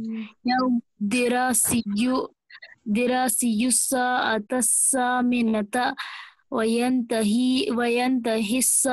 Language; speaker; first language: Arabic; non-native, learner; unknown